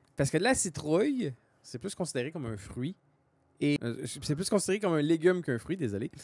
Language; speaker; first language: French; native; French